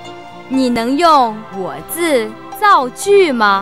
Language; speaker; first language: Chinese; native; Chinese